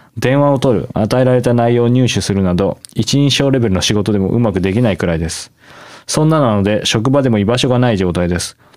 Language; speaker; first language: Japanese; native; Japanese